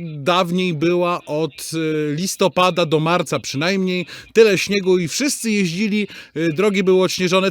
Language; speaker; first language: Polish; native; Polish